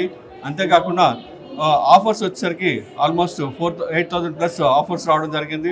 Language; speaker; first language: Telugu; native; Telugu